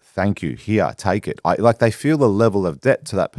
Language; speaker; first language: English; native; English